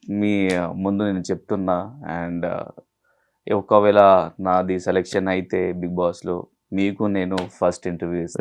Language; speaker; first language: Telugu; non-native, learner; Hindi